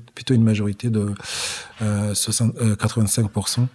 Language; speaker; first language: French; non-native, local second language; Kinyarwanda